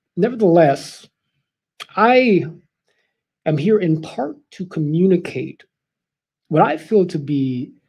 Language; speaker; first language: English; native; English